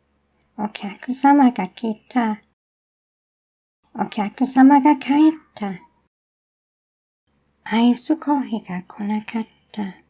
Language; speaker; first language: Japanese; non-native, learner; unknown